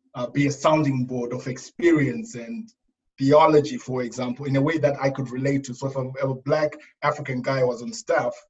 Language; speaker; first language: English; non-native, local second language; Shona